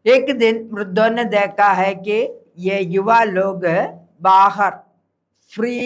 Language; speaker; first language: Hindi; non-native, local second language; Malayalam